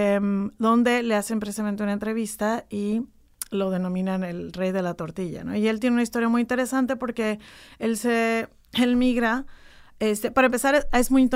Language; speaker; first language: Spanish; native; Spanish